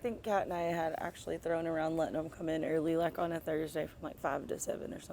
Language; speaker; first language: English; native; English